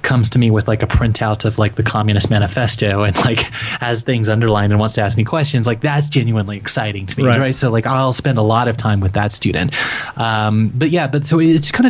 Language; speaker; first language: English; native; English